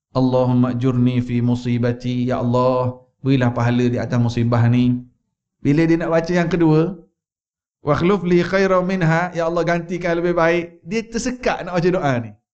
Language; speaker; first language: Malay; native; Malay